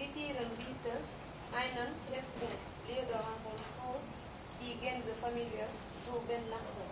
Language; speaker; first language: German; non-native, learner; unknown